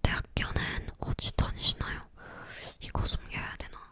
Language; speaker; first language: Korean; non-native, learner; English